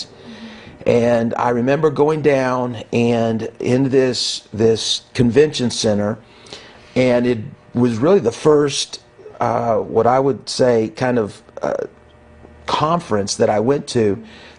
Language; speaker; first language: English; native; English